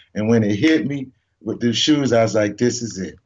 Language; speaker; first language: English; native; English